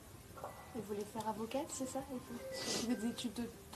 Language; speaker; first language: French; native; French